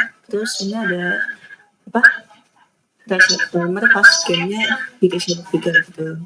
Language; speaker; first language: Indonesian; native; Indonesian